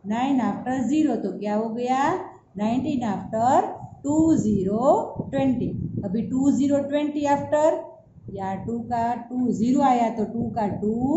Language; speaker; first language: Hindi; non-native, local second language; Gujarati